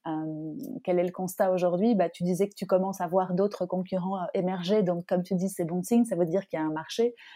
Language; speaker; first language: French; native; French